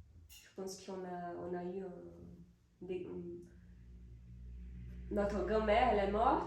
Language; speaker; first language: French; non-native, fluent; Portuguese